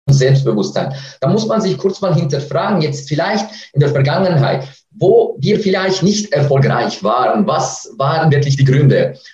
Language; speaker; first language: German; native; German